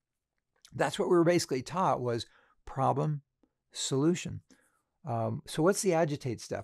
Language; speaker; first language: English; native; English